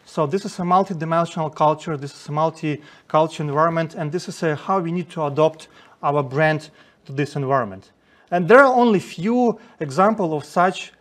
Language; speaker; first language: English; non-native, fluent; Ukrainian